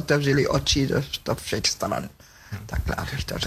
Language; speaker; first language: Czech; non-native, fluent; German